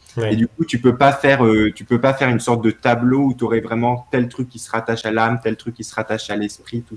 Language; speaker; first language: French; native; French